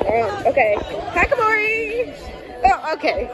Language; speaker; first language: English; native; English